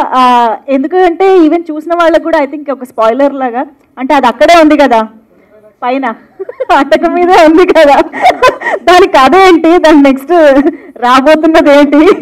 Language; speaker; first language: Telugu; native; Telugu